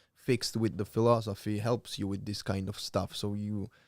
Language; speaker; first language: English; non-native, fluent; Slovak